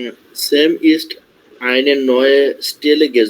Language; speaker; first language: German; non-native, learner; Bangla